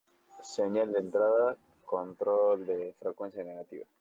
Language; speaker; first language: Spanish; native; Spanish